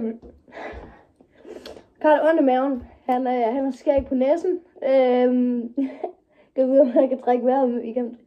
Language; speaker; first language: Danish; native; Danish